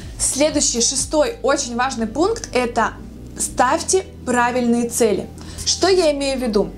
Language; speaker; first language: Russian; native; Russian